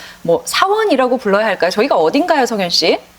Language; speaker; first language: Korean; native; Korean